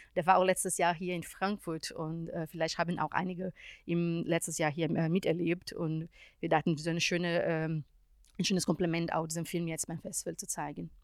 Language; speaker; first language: German; non-native, fluent; Portuguese